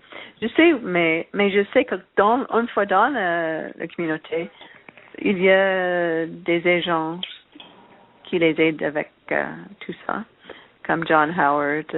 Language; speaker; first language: French; non-native, learner; English